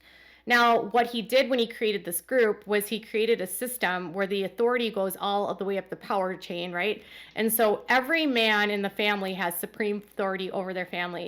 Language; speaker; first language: English; native; English